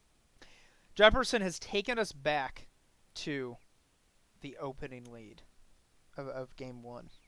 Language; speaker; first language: English; native; English